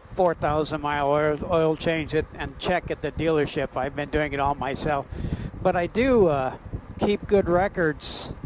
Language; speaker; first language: English; native; English